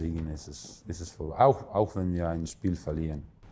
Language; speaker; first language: German; non-native, fluent; Croatian